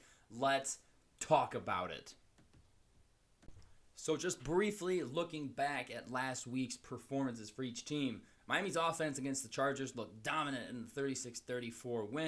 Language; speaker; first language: English; native; English